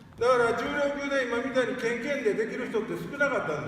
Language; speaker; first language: Japanese; native; Japanese